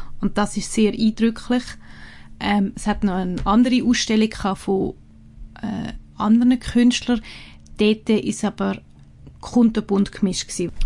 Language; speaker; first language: German; native; German